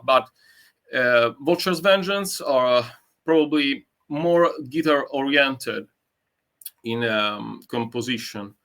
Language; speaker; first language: English; non-native, learner; Italian